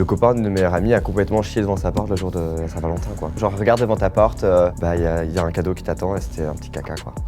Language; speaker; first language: French; native; French